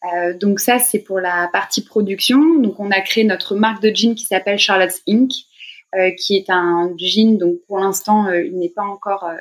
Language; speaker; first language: French; native; French